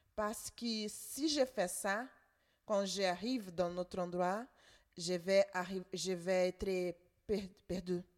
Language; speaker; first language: French; non-native, learner; Portuguese